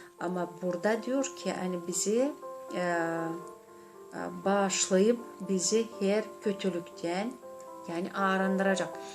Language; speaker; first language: Turkish; non-native, learner; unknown